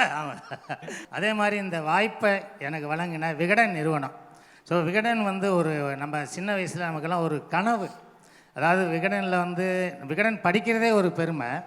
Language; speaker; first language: Tamil; native; Tamil